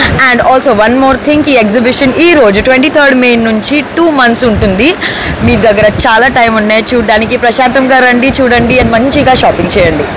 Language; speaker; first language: Telugu; non-native, learner; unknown